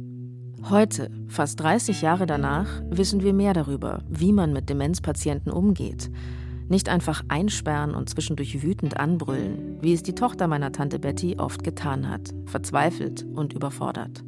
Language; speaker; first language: German; native; German